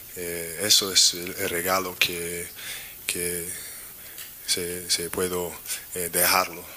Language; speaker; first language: Spanish; non-native, learner; English